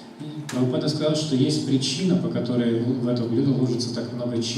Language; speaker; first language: Russian; native; Russian